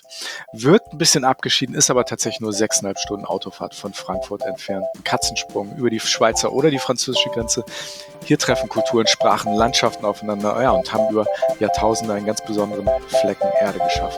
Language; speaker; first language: German; native; German